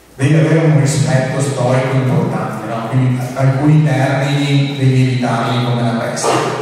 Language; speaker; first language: Italian; non-native, local second language; Venetian